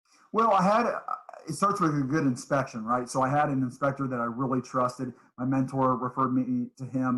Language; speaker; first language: English; native; English